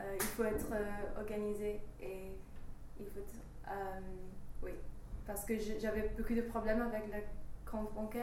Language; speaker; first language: French; non-native, learner; English